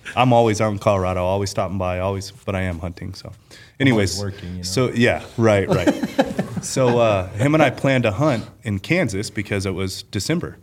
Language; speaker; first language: English; native; English